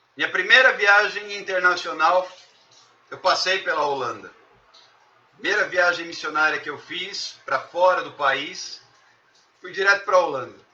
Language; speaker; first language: Portuguese; native; Portuguese